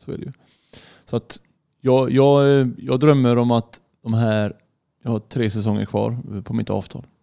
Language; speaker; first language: Swedish; early bilingual, other home language; Arabic